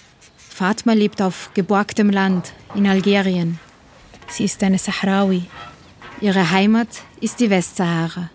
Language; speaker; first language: German; native; German